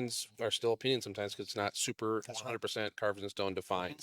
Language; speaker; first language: English; native; English